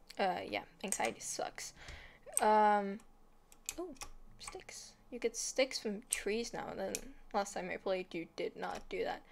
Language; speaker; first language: English; non-native, fluent; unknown